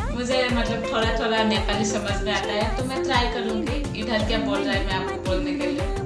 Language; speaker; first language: Hindi; non-native, local second language; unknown